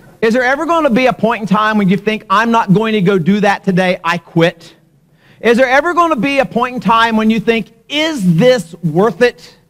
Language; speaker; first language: English; native; English